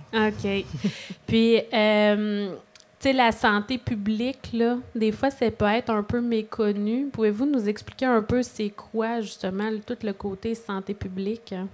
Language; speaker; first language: French; native; French